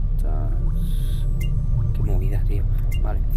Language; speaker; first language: Spanish; native; Spanish